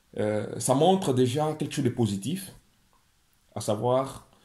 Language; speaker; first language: French; non-native, local second language; Lingala